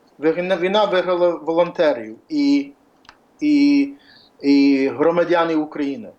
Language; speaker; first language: Ukrainian; early bilingual, heritage; Ukrainian